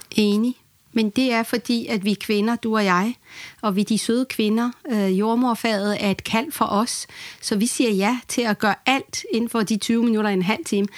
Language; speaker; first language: Danish; early bilingual, other home language; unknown